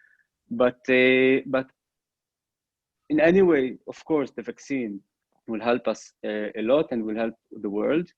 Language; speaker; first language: English; non-native, fluent; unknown